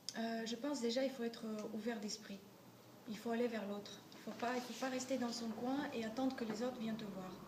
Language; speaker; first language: French; non-native, fluent; Bulgarian